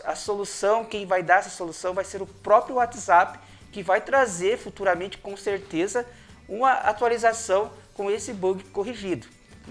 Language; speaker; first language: Portuguese; native; Portuguese